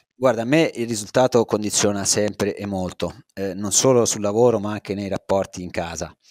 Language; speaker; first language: Italian; native; Italian